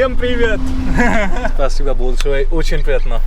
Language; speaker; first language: Russian; non-native, learner; Hindi